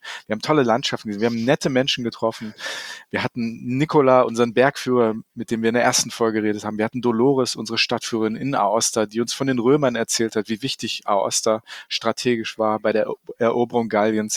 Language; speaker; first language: German; native; German